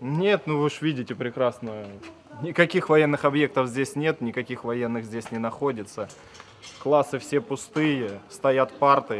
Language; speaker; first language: Russian; native; Russian